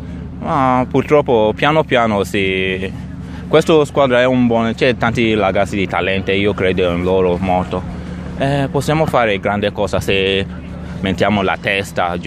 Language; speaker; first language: Italian; non-native, learner; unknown